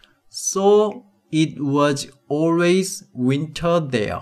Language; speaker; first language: English; non-native, fluent; Korean